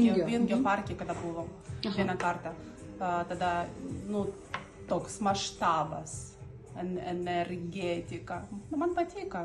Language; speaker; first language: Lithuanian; non-native, learner; Russian